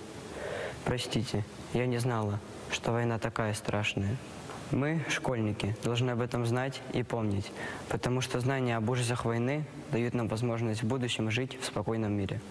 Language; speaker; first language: Russian; native; Russian